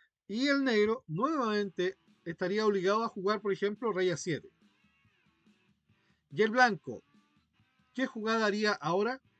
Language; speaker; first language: Spanish; native; Spanish